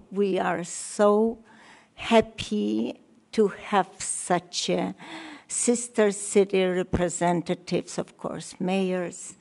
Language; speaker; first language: English; non-native, learner; Polish